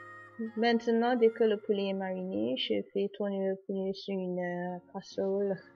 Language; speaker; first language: French; non-native, fluent; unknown